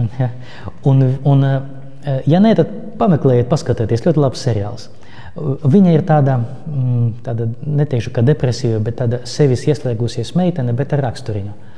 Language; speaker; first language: Latvian; non-native, local second language; Russian